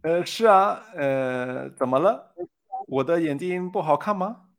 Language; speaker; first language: Chinese; non-native, learner; Spanish